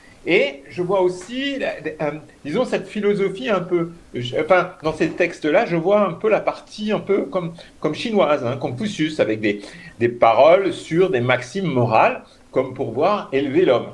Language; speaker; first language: French; native; French